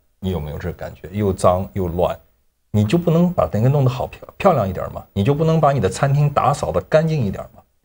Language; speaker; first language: Chinese; native; Chinese